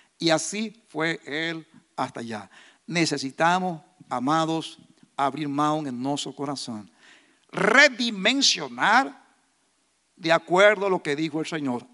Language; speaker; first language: Spanish; native; Spanish